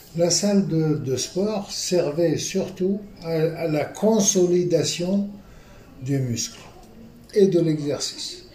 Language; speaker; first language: French; non-native, local second language; Arabic